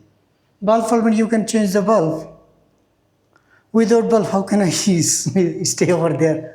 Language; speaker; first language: English; non-native, fluent; Bangla